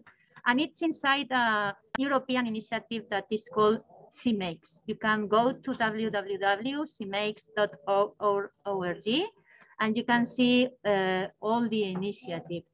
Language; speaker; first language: English; non-native, learner; Spanish